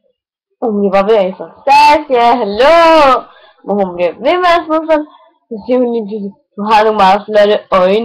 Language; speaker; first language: Danish; native; Danish